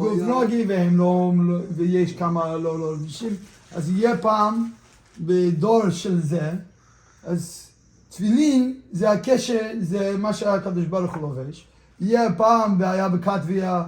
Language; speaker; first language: Hebrew; non-native, learner; English